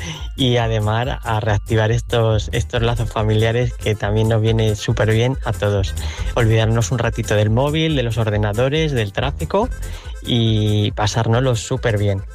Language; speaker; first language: Spanish; native; Spanish